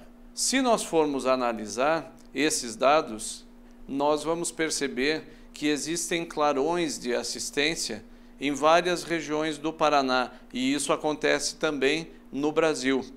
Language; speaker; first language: Portuguese; native; Portuguese